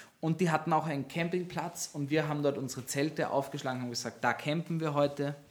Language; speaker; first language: German; native; German